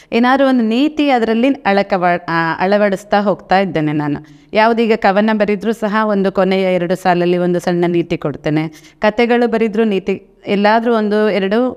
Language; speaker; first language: Kannada; non-native, local second language; Konkani